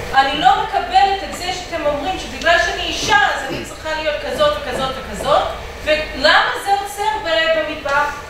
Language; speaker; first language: Hebrew; non-native, fluent; English